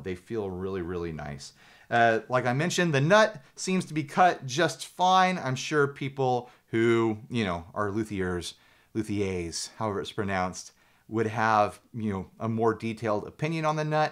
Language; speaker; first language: English; native; English